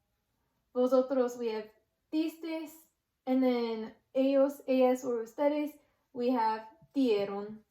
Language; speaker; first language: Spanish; non-native, learner; English